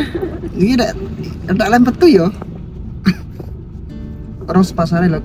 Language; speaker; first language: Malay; non-native, local second language; Javanese